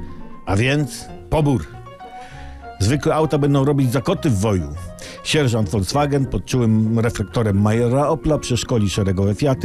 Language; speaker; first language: Polish; native; Polish